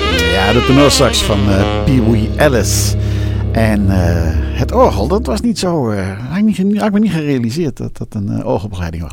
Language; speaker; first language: Dutch; native; Dutch